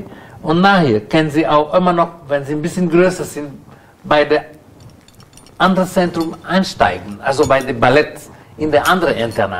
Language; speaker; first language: German; non-native, learner; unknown